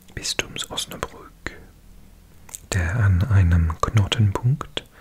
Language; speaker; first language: German; non-native, learner; English